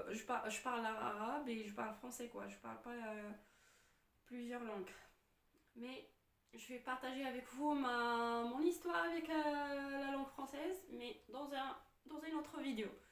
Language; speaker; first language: French; non-native, fluent; Arabic